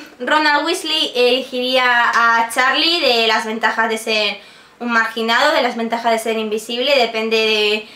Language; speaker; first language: Spanish; native; Spanish